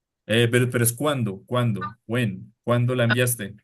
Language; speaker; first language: Spanish; non-native, fluent; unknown